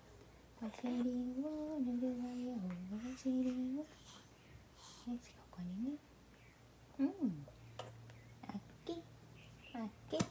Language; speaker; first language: Japanese; native; Japanese